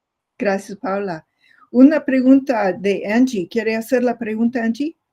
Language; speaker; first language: Spanish; non-native, fluent; English